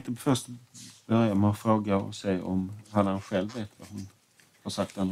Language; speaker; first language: Swedish; native; Swedish